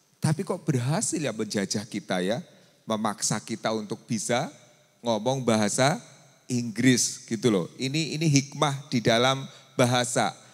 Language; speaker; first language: Indonesian; native; Indonesian